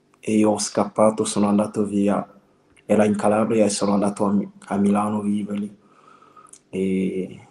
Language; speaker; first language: Italian; non-native, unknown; French